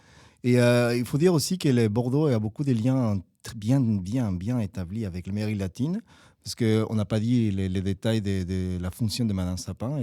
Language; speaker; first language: French; non-native, fluent; Spanish